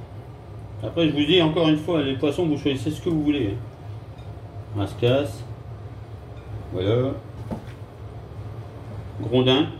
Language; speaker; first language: French; native; French